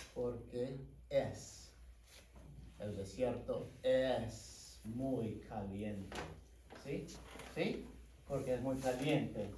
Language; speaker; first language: Spanish; non-native, fluent; English